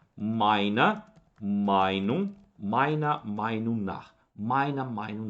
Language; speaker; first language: German; non-native, fluent; Portuguese